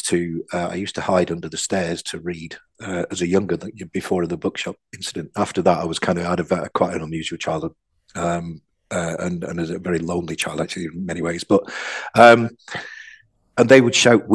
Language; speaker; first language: English; native; English